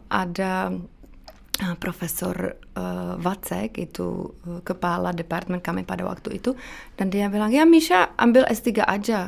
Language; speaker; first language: Indonesian; non-native, fluent; Czech